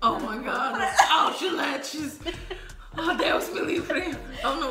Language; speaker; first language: Portuguese; non-native, fluent; English